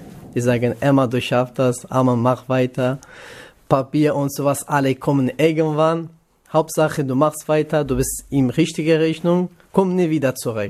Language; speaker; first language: German; non-native, learner; Kurdish